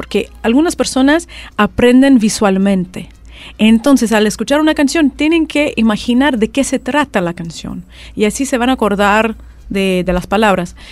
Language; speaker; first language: Spanish; non-native, fluent; Russian